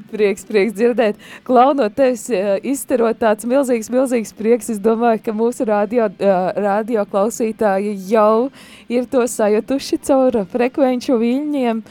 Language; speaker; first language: Latvian; native; Latvian